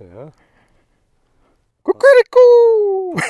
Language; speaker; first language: German; native; German